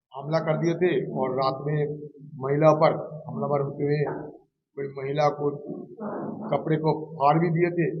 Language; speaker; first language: Hindi; non-native, local second language; Bangla